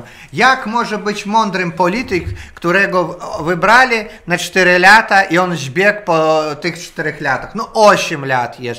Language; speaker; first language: Polish; non-native, learner; Russian